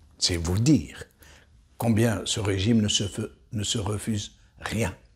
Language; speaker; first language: French; non-native, local second language; Arabic